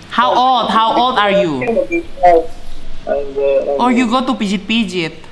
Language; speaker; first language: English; non-native, learner; Indonesian